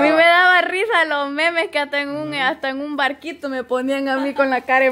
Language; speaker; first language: Spanish; native; Spanish